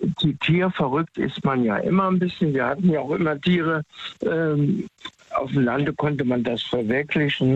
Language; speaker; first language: German; native; German